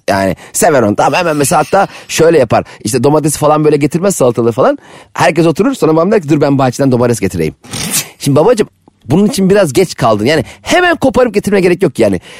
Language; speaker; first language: Turkish; native; Turkish